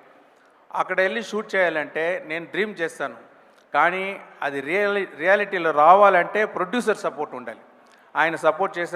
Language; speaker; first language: Telugu; non-native, learner; Tamil